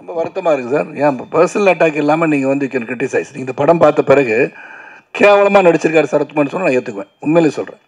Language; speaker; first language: Tamil; native; Tamil